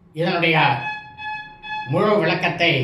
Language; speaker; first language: Tamil; native; Tamil